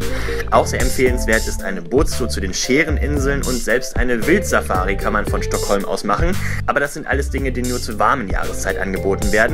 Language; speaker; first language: German; native; German